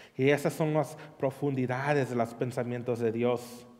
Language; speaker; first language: Spanish; early bilingual, heritage; Spanish